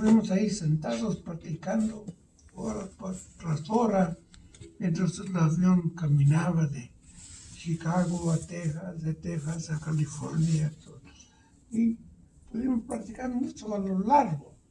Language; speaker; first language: Spanish; early bilingual, heritage; Spanish